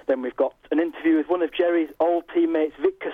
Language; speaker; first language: English; native; English